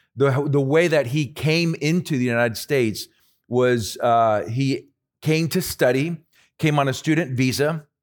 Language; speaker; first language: English; early bilingual, other home language; Spanish